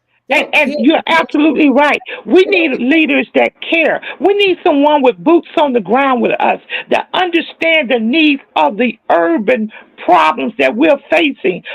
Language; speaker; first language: English; native; English